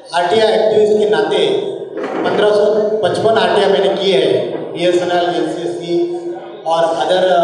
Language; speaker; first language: Hindi; non-native, local second language; Marathi